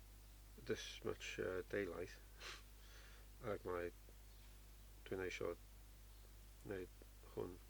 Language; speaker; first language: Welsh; non-native, learner; English